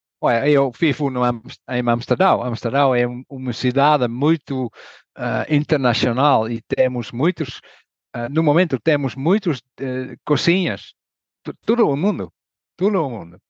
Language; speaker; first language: Portuguese; non-native, learner; Dutch